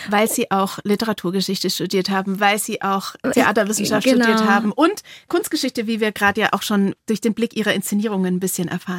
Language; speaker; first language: German; native; German